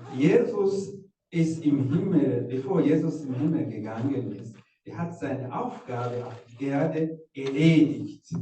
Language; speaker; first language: German; non-native, fluent; Rundi